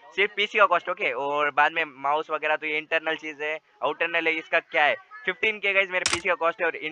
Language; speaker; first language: Hindi; non-native, local second language; Marathi